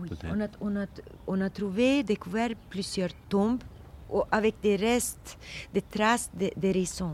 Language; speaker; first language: French; non-native, fluent; Swedish